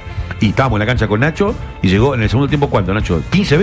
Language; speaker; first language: Spanish; native; Spanish